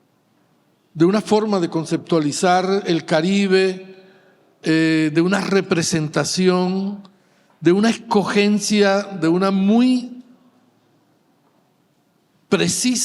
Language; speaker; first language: Spanish; native; Spanish